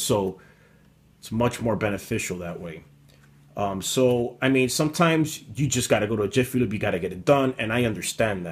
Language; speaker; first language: English; native; English